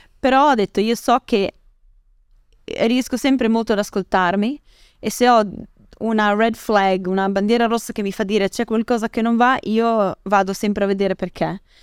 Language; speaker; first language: Italian; early bilingual, other home language; English